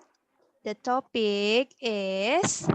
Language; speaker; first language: English; non-native, fluent; Indonesian